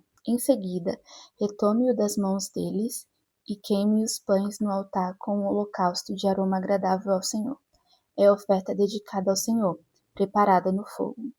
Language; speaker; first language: Portuguese; native; Portuguese